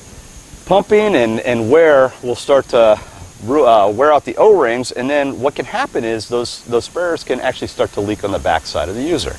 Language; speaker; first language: English; native; English